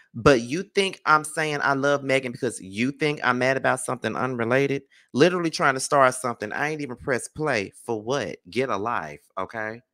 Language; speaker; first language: English; native; English